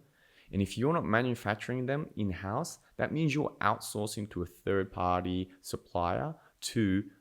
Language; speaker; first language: English; native; English